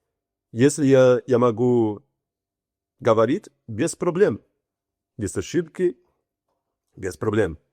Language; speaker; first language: Russian; non-native, learner; Portuguese